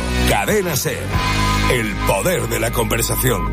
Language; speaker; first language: Spanish; native; Spanish